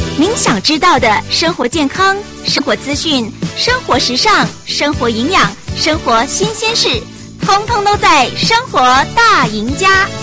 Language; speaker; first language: Chinese; native; Chinese